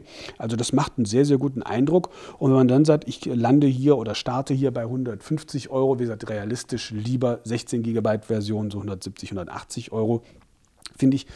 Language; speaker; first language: German; native; German